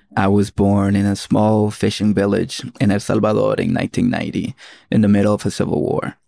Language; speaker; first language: English; early bilingual, other home language; Spanish